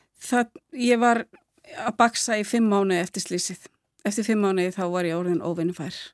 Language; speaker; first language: Icelandic; native; Icelandic